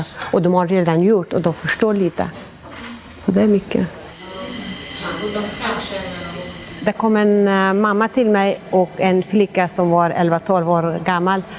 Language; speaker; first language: Swedish; non-native, fluent; Persian